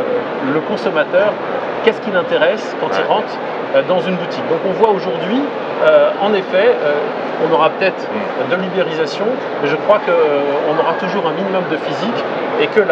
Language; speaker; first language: French; native; French